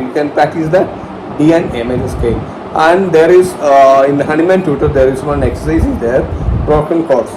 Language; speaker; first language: English; non-native, local second language; Malayalam